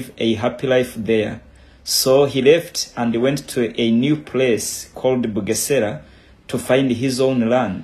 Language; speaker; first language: English; non-native, local second language; Kinyarwanda